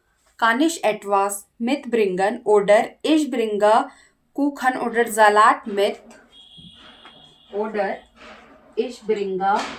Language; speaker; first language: German; non-native, learner; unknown